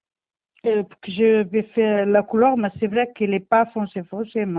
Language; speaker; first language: French; non-native, learner; Portuguese